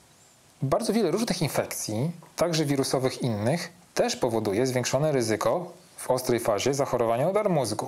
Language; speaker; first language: Polish; native; Polish